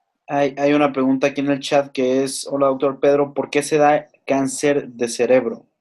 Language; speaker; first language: Spanish; native; Spanish